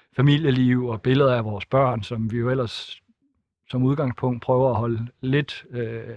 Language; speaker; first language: Danish; native; Danish